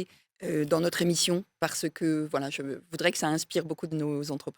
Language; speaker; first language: French; native; French